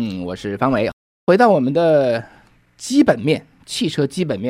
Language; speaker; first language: Chinese; native; Chinese